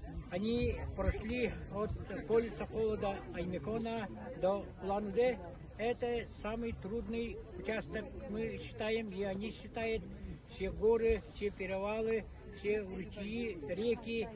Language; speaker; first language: Russian; non-native, local second language; Yakut